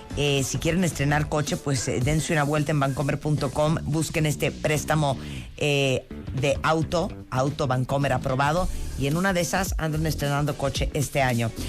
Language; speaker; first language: Spanish; native; Spanish